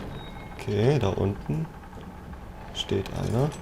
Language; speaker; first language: German; native; German